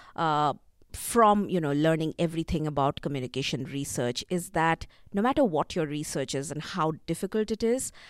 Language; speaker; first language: English; non-native, local second language; Bangla